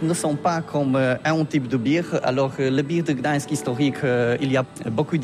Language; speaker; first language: French; non-native, learner; Polish